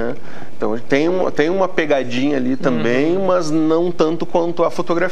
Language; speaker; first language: Portuguese; native; Portuguese